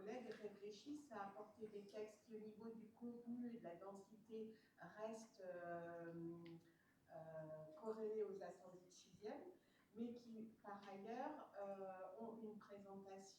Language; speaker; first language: French; native; French